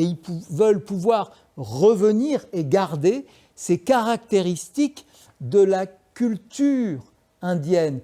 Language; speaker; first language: French; native; French